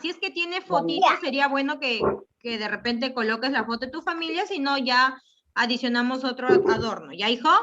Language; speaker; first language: Spanish; native; Spanish